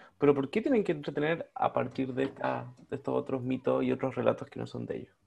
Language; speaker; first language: Spanish; native; Spanish